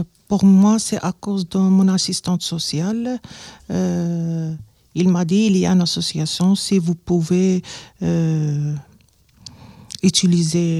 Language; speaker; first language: French; non-native, learner; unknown